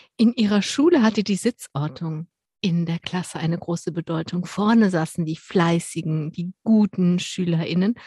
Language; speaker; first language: German; native; German